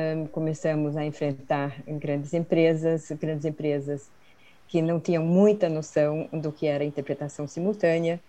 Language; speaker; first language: Portuguese; early bilingual, other home language; Swedish